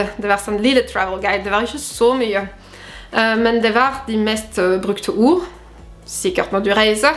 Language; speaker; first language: Norwegian; non-native, fluent; French